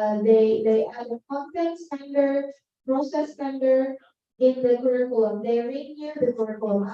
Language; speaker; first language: English; non-native, learner; Indonesian